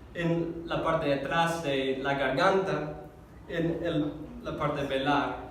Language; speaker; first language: Spanish; non-native, fluent; English